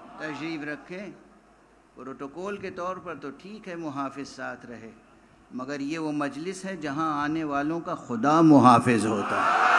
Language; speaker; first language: Urdu; native; Urdu